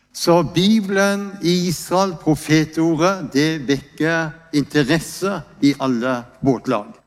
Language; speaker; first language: Norwegian; native; Norwegian